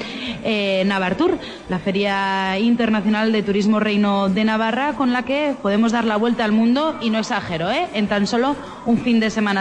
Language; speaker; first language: Spanish; native; Spanish